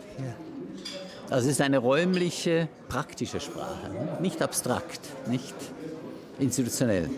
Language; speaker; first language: German; native; German